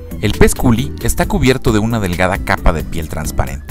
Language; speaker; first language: Spanish; native; Spanish